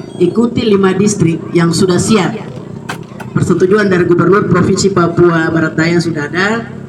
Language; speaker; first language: Indonesian; native; Indonesian